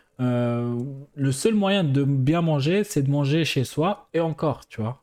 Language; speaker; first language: French; non-native, local second language; Arabic